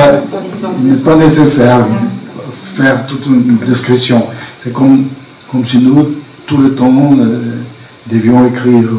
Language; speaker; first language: French; non-native, fluent; Portuguese